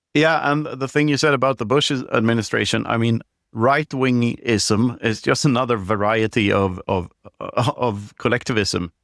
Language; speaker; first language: English; non-native, fluent; Swedish